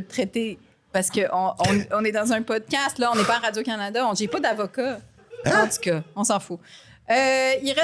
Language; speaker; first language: French; native; French